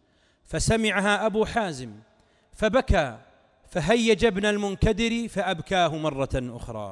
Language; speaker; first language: Arabic; native; Arabic